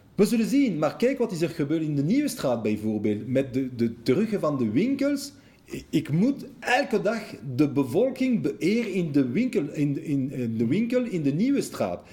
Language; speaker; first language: Dutch; non-native, local second language; French